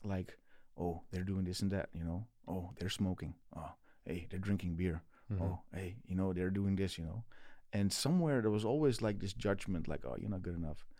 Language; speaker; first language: English; non-native, fluent; Dutch